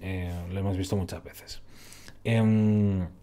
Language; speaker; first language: Spanish; native; Spanish